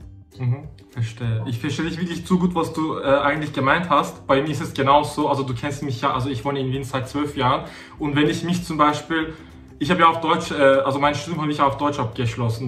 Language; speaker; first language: German; non-native, fluent; Turkish